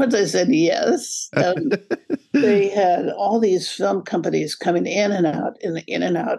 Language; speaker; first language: English; native; English